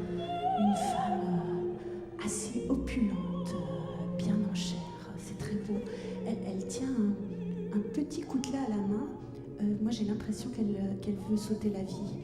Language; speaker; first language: French; native; French